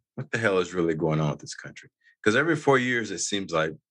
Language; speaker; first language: English; native; English